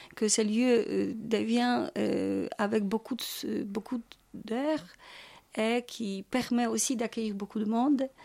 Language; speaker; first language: French; non-native, fluent; Polish